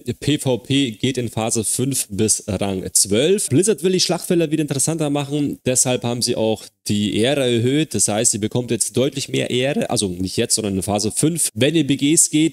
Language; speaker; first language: German; native; German